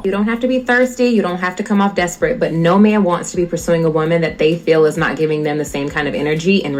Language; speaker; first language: English; native; English